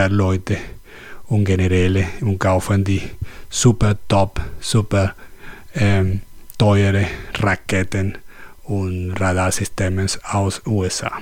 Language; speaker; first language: German; non-native, learner; Spanish